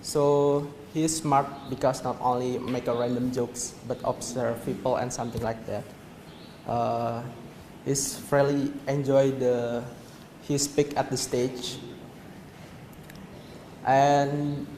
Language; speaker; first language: English; non-native, learner; Indonesian